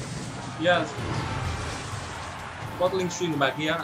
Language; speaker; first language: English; non-native, learner; Vietnamese